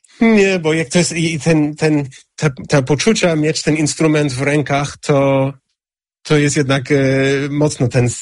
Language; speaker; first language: Polish; non-native, fluent; English